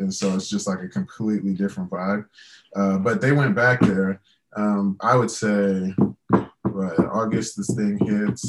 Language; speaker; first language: English; native; English